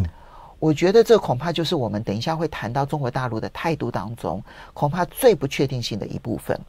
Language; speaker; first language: Chinese; native; Chinese